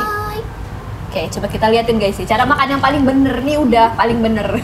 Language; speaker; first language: Indonesian; native; Indonesian